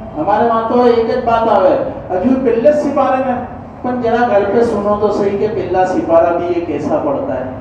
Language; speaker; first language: Urdu; native; Urdu